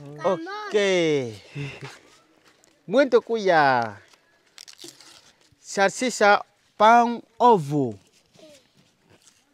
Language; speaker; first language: Portuguese; non-native, learner; Vietnamese